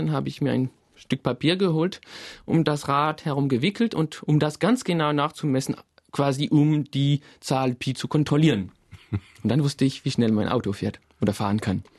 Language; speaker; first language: German; non-native, fluent; French